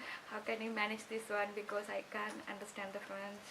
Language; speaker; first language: English; non-native, learner; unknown